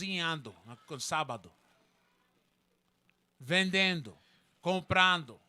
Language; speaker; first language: Portuguese; non-native, learner; Spanish